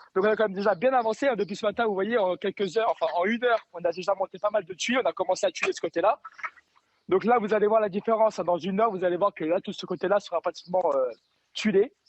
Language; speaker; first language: French; native; French